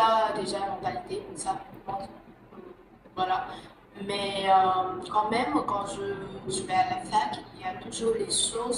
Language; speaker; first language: French; non-native, fluent; Vietnamese